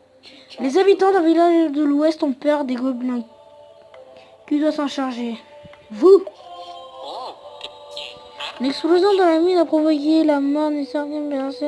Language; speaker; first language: French; native; French